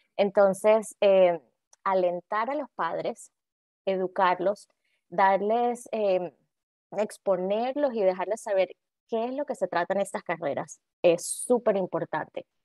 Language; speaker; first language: Spanish; native; Spanish